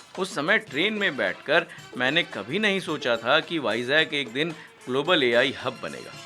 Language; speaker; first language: Hindi; native; Hindi